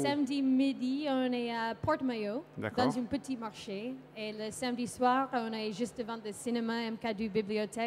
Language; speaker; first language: French; non-native, fluent; English